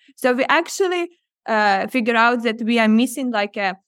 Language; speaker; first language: English; non-native, fluent; Ukrainian